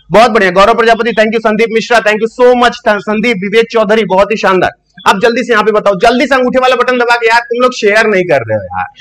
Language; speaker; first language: Hindi; native; Hindi